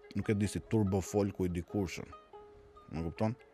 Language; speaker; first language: Albanian; native; Albanian